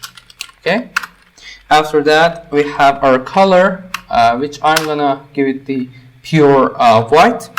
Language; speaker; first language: English; non-native, fluent; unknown